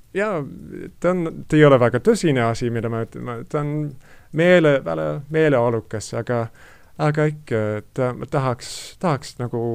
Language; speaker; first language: Estonian; non-native, fluent; English